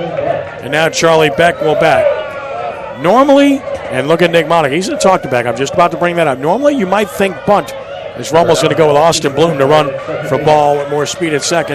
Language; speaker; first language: English; native; English